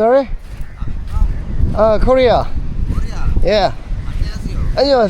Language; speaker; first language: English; non-native, learner; Korean